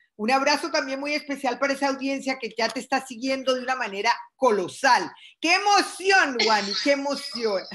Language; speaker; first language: Spanish; native; Spanish